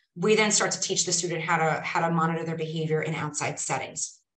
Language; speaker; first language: English; native; English